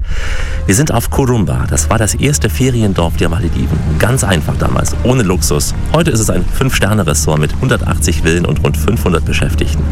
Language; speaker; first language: German; native; German